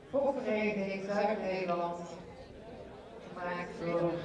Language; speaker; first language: Dutch; native; Dutch